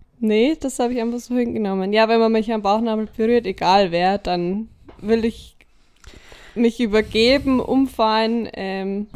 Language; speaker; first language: German; native; German